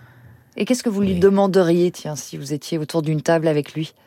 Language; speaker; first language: French; native; French